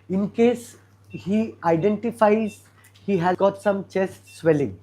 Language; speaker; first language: English; non-native, local second language; Bangla